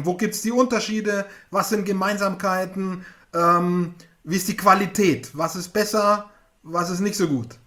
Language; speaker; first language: German; native; German